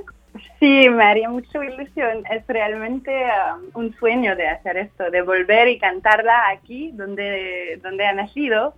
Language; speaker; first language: Spanish; non-native, fluent; French